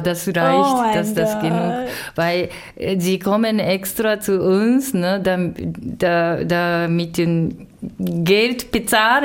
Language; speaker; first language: German; non-native, fluent; Japanese